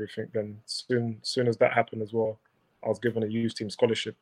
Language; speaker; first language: English; native; English